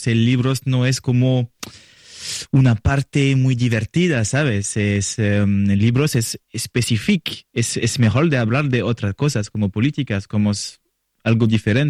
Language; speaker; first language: Spanish; non-native, learner; French